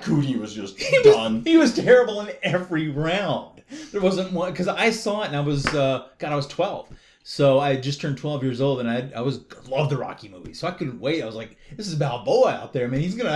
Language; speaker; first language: English; native; English